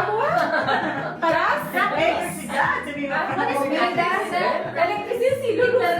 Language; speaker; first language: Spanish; non-native, learner; Filipino